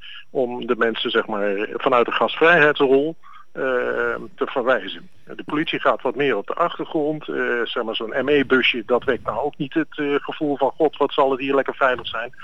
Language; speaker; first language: Dutch; native; Dutch